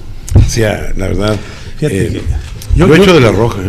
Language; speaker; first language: Spanish; native; Spanish